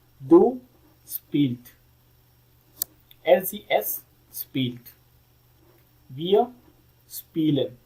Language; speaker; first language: German; non-native, learner; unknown